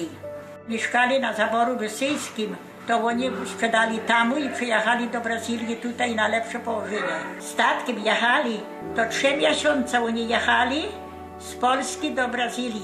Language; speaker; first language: Polish; early bilingual, heritage; Polish